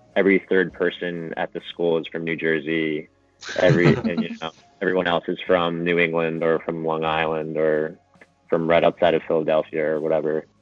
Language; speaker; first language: English; non-native, fluent; Japanese